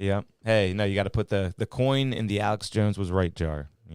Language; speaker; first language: English; native; English